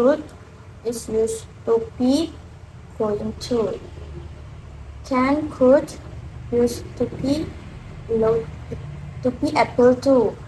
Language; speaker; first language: English; non-native, learner; Indonesian